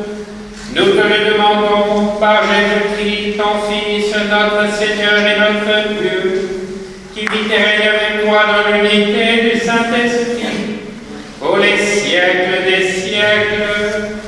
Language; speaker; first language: French; native; French